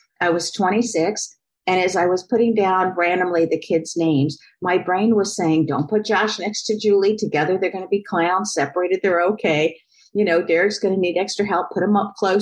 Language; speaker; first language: English; native; English